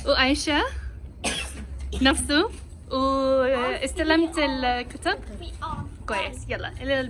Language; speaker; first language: Arabic; non-native, learner; English